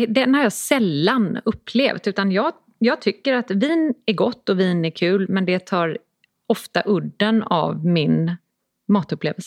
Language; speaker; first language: Swedish; native; Swedish